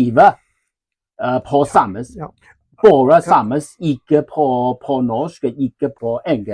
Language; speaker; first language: Norwegian; non-native, learner; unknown